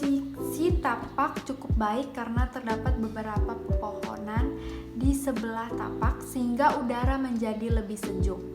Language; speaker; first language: Indonesian; native; Indonesian